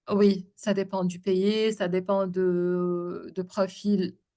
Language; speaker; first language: French; non-native, local second language; Arabic